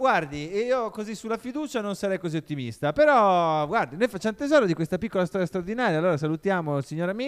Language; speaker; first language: Italian; native; Italian